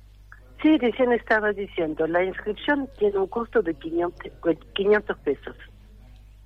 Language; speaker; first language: Spanish; non-native, fluent; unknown